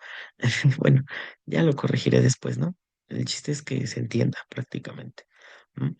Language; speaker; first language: Spanish; native; Spanish